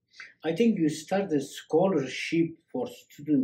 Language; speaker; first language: English; non-native, learner; Kurdish